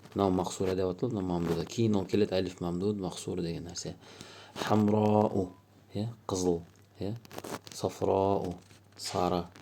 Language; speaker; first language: Arabic; non-native, fluent; Kazakh